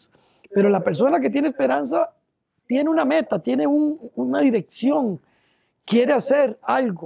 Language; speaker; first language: Spanish; native; Spanish